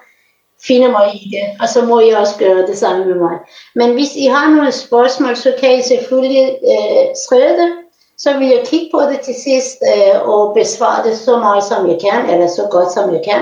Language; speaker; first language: Danish; non-native, fluent; Persian